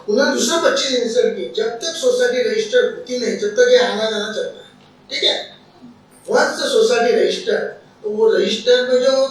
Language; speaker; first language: Hindi; non-native, local second language; Marathi